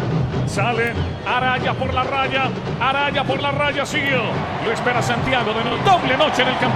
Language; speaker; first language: Spanish; native; Spanish